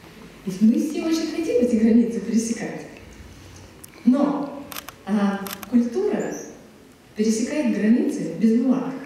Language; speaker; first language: Russian; non-native, fluent; Lithuanian